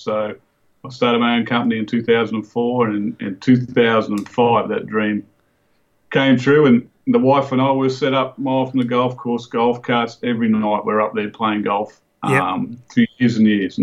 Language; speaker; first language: English; native; English